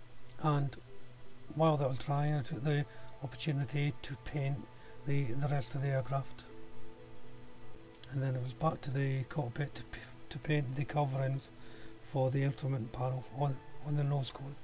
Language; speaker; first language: English; native; English